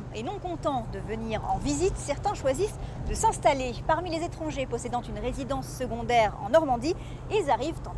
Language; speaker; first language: French; native; French